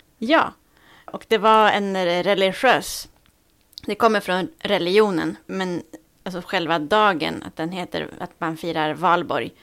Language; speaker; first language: Swedish; native; Swedish